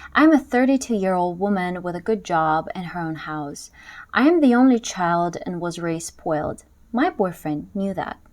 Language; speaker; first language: English; non-native, fluent; Russian